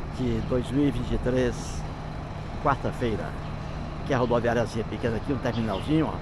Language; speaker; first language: Portuguese; native; Portuguese